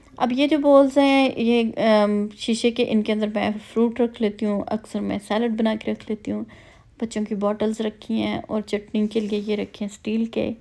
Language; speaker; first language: Urdu; non-native, local second language; Punjabi